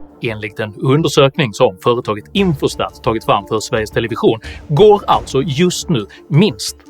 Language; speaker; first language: Swedish; native; Swedish